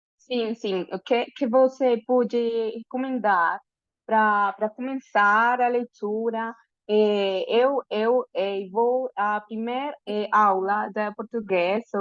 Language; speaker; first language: Portuguese; non-native, learner; Spanish